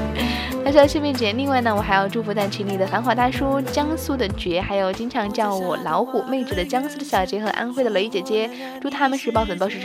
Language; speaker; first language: Chinese; native; Chinese